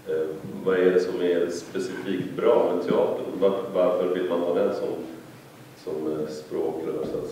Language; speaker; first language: Swedish; native; Swedish